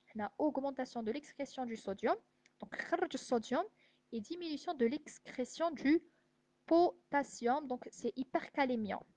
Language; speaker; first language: French; non-native, local second language; Arabic